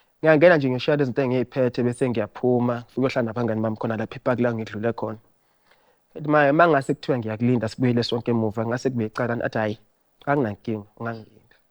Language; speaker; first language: Zulu; native; Zulu